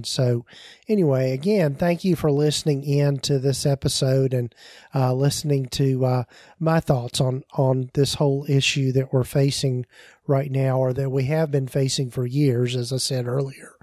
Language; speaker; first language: English; native; English